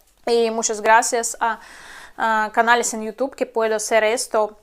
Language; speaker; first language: Spanish; non-native, fluent; Russian